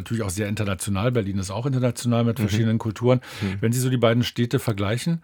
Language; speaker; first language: German; native; German